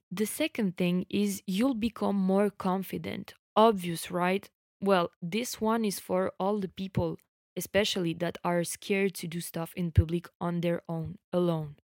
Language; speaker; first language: English; non-native, fluent; French